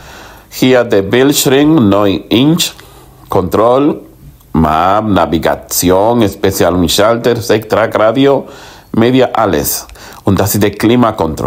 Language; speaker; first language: German; non-native, learner; Spanish